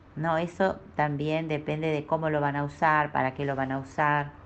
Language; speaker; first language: Spanish; native; Spanish